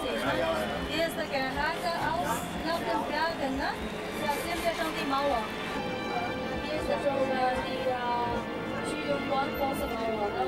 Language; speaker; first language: German; non-native, learner; Chinese